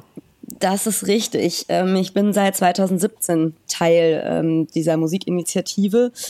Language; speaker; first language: German; native; German